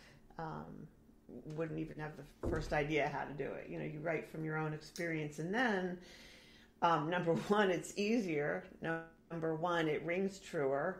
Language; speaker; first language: English; native; English